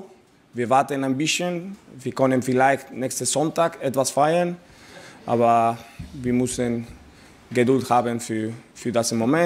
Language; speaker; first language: German; non-native, learner; Spanish